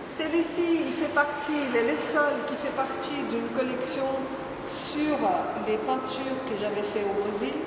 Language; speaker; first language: French; non-native, fluent; Portuguese